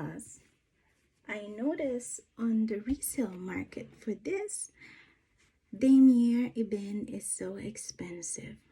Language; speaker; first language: English; non-native, fluent; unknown